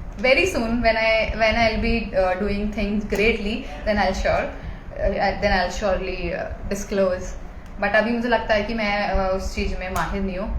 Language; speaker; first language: Hindi; native; Hindi